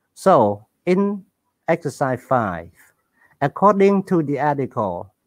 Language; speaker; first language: English; non-native, learner; Khmer